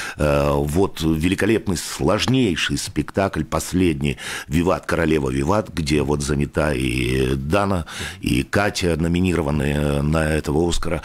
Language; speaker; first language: Russian; native; Russian